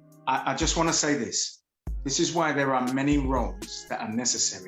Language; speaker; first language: English; native; English